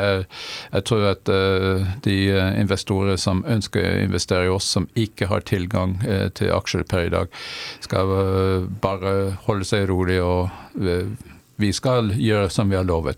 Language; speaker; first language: Norwegian; non-native, fluent; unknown